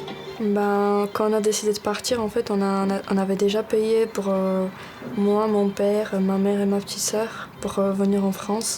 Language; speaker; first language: French; early bilingual, other home language; Georgian